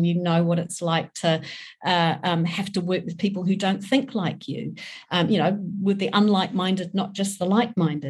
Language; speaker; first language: English; native; English